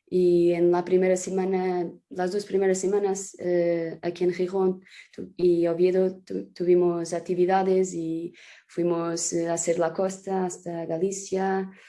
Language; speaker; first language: Spanish; non-native, fluent; Portuguese